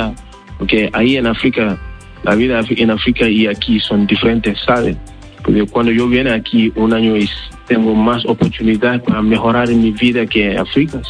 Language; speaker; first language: Spanish; non-native, learner; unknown